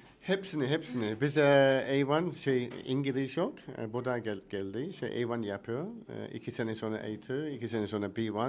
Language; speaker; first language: Turkish; non-native, local second language; Kurdish